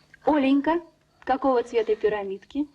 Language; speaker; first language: Russian; native; Russian